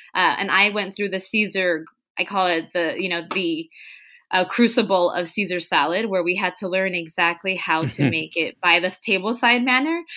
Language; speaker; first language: English; non-native, fluent; Spanish